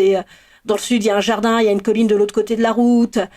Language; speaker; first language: French; native; French